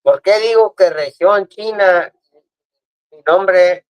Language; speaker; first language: Spanish; early bilingual, other home language; English